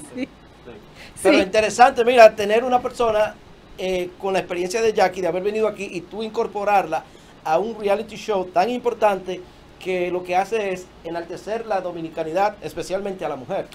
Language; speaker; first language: Spanish; early bilingual, heritage; Spanish